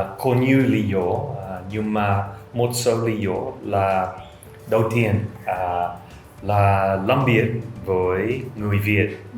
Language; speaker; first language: Vietnamese; non-native, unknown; English